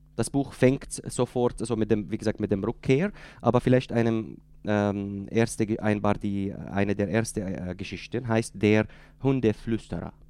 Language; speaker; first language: German; non-native, fluent; Arabic